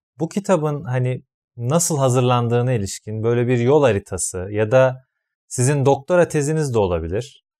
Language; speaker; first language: Turkish; native; Turkish